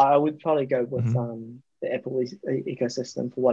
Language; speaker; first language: English; native; English